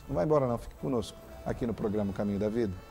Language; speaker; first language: Portuguese; native; Portuguese